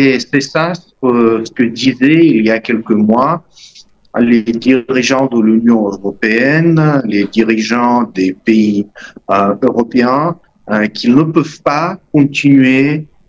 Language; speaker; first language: French; non-native, fluent; Russian